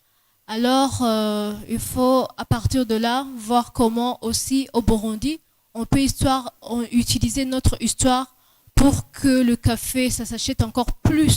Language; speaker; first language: French; non-native, local second language; Rundi